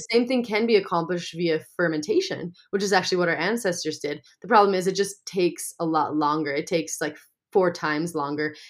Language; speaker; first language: English; native; English